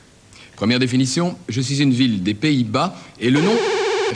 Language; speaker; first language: French; native; French